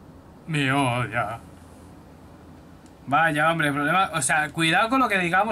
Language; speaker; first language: Spanish; native; Spanish